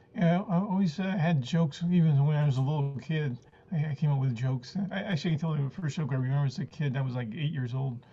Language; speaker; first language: English; early bilingual, other home language; Spanish